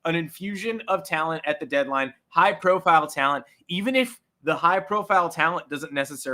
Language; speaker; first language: English; native; English